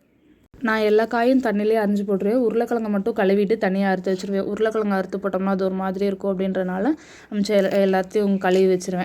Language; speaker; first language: Tamil; native; Tamil